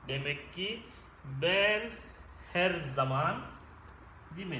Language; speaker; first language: Turkish; non-native, fluent; Indonesian